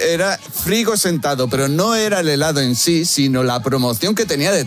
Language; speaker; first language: Spanish; native; Spanish